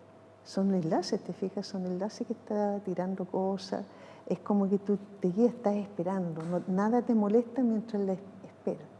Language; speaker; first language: Spanish; native; Spanish